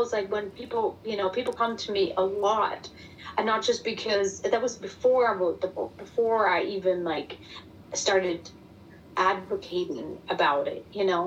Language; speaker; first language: English; non-native, fluent; German